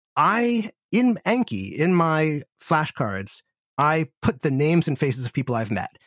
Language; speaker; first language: English; native; English